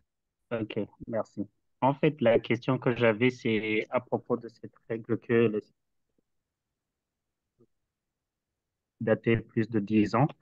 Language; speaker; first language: French; non-native, local second language; Rundi